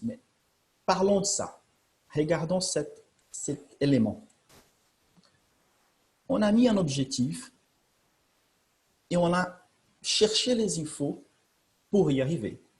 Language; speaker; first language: French; non-native, fluent; Portuguese